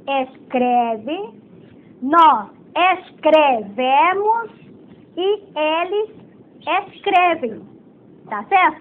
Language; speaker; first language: Portuguese; non-native, fluent; Spanish